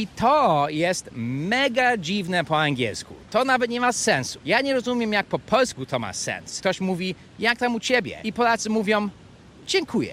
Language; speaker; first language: Polish; non-native, fluent; English